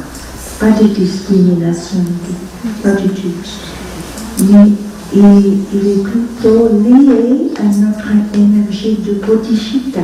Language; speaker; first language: French; non-native, fluent; Vietnamese